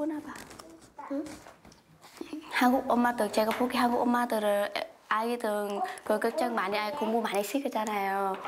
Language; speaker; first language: Korean; non-native, learner; Vietnamese